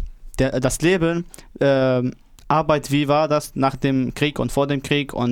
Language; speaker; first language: German; non-native, learner; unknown